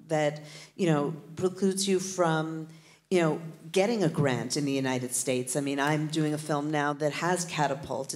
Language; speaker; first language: English; native; English